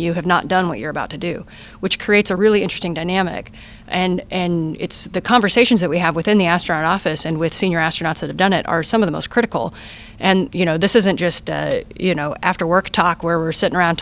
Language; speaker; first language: English; native; English